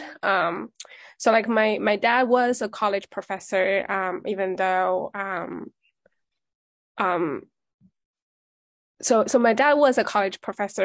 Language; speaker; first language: English; non-native, fluent; Chinese